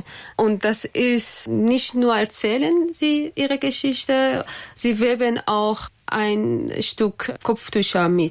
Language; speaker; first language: German; non-native, learner; Persian